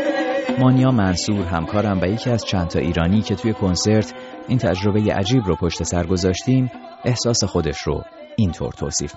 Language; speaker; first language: Persian; native; Persian